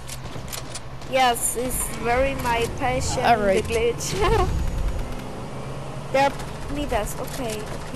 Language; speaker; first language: English; non-native, learner; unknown